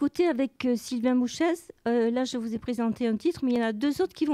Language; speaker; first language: French; native; French